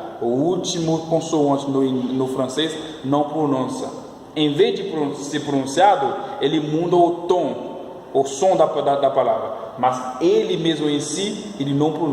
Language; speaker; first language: Portuguese; non-native, fluent; French